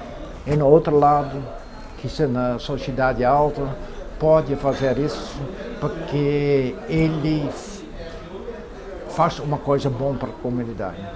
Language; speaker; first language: Portuguese; non-native, fluent; Dutch